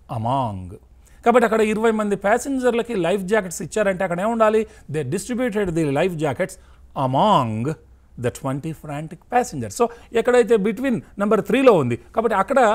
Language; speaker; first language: Telugu; native; Telugu